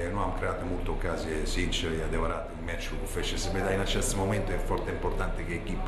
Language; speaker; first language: Romanian; non-native, fluent; Italian